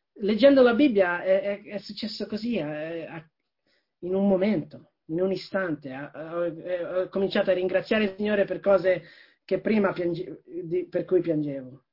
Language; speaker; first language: Italian; non-native, fluent; English